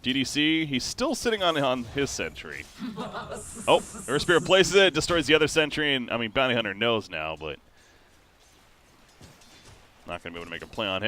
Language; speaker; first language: English; native; English